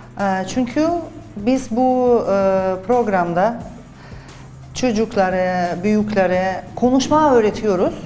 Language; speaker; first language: Turkish; non-native, fluent; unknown